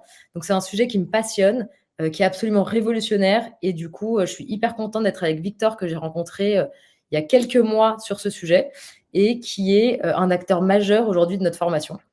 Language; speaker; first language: French; native; French